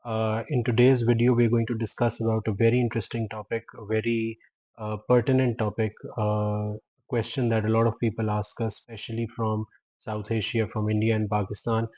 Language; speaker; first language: English; non-native, local second language; Urdu